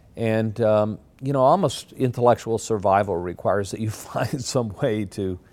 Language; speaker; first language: English; native; English